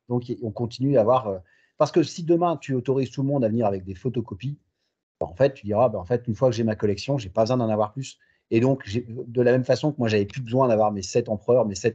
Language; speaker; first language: French; native; French